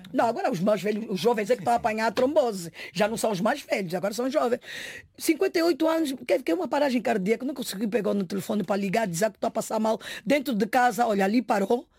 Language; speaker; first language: Portuguese; native; Portuguese